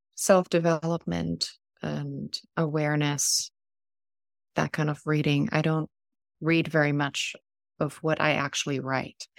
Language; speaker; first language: English; non-native, fluent; German